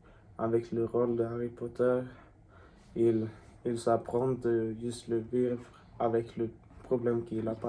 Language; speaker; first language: French; non-native, learner; Swedish